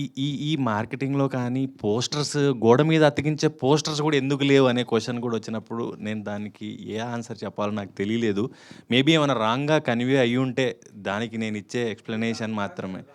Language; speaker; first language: Telugu; native; Telugu